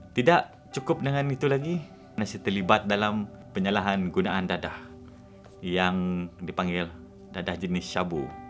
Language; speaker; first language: Malay; non-native, local second language; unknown